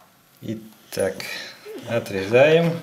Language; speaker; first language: Russian; native; Russian